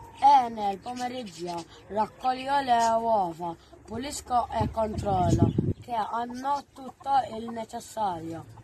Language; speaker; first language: Italian; non-native, learner; Maltese